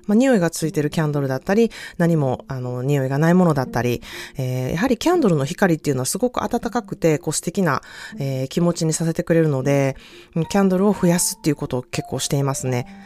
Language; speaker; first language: Japanese; native; Japanese